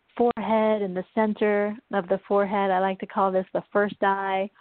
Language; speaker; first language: English; native; English